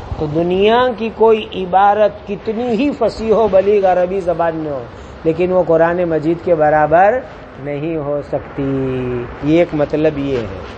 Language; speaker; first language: Urdu; non-native, local second language; Gujarati